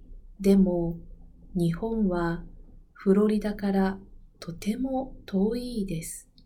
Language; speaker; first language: Japanese; non-native, learner; Spanish